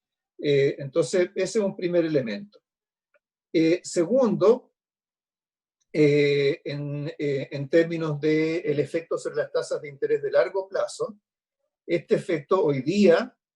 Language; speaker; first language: Spanish; native; Spanish